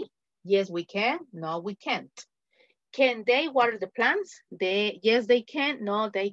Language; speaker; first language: English; non-native, fluent; Spanish